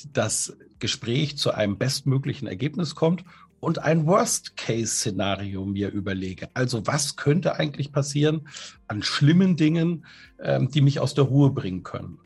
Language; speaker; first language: German; native; German